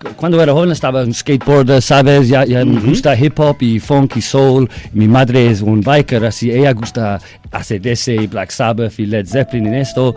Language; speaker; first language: Spanish; non-native, learner; English